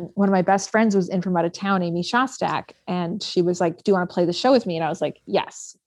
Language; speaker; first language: English; native; English